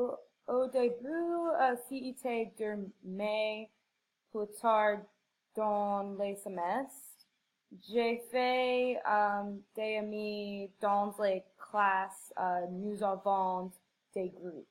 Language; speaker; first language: French; non-native, learner; English